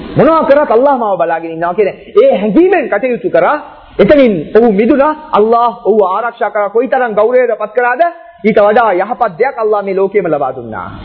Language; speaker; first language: Sinhala; non-native, local second language; Tamil